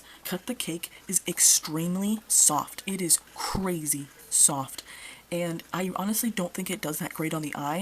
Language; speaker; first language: English; native; English